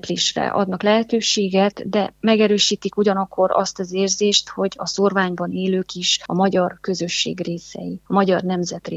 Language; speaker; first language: Hungarian; native; Hungarian